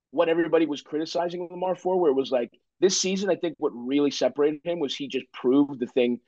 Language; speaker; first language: English; native; English